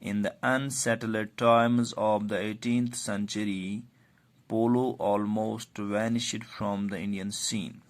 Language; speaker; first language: English; non-native, local second language; Urdu